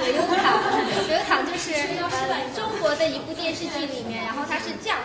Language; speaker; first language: Chinese; native; Chinese